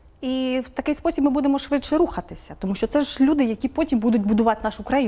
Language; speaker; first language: Ukrainian; native; Ukrainian